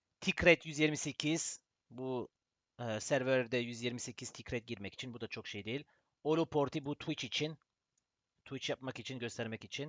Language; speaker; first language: Turkish; early bilingual, heritage; Turkish